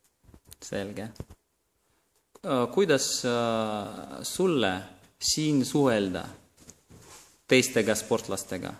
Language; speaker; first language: Estonian; non-native, local second language; Russian